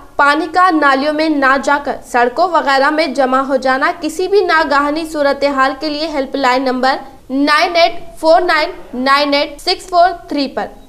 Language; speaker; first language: Urdu; native; Urdu